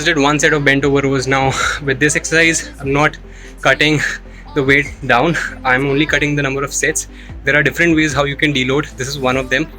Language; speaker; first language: English; non-native, local second language; Hindi